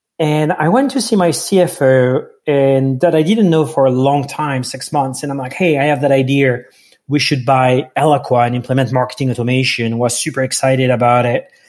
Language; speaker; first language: English; non-native, fluent; French